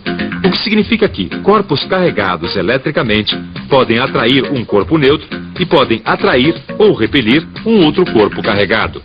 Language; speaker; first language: Portuguese; native; Portuguese